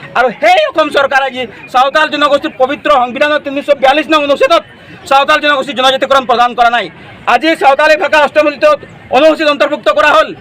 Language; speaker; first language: Assamese; non-native, local second language; Santali